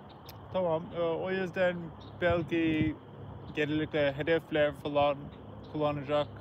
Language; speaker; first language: Turkish; non-native, learner; English